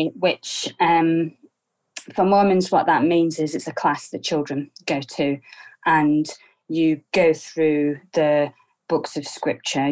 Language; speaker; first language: English; native; English